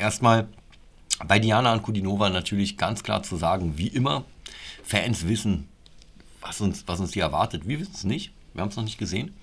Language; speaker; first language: German; native; German